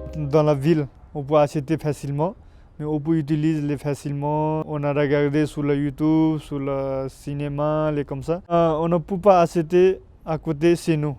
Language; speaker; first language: French; non-native, learner; Nepali